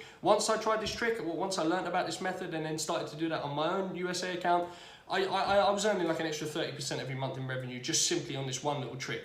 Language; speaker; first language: English; native; English